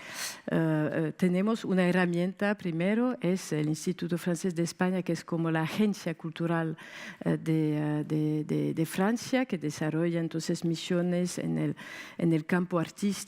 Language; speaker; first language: Spanish; non-native, fluent; French